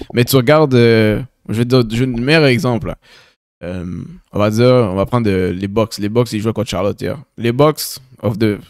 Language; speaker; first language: French; native; French